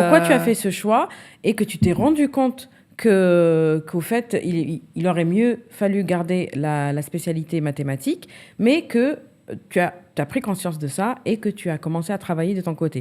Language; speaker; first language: French; native; French